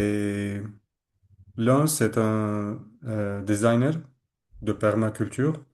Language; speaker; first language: French; non-native, learner; Arabic